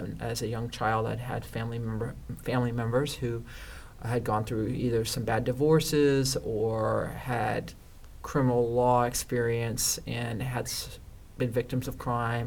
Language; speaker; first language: English; native; English